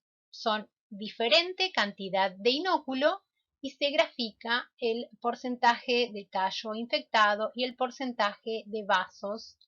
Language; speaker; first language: Spanish; native; Spanish